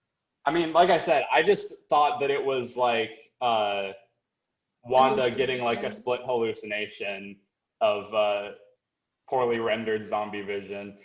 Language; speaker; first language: English; native; English